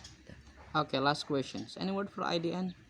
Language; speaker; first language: English; non-native, learner; Indonesian